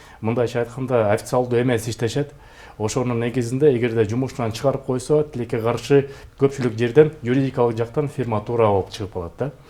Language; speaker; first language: Kyrgyz; native; Kyrgyz